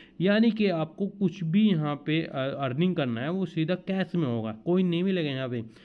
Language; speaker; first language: Hindi; native; Hindi